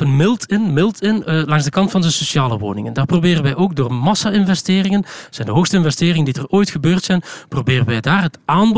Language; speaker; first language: Dutch; native; Dutch